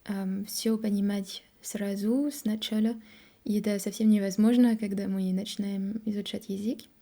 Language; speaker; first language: Russian; non-native, learner; French